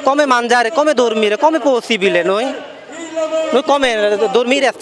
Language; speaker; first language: Italian; non-native, learner; Bangla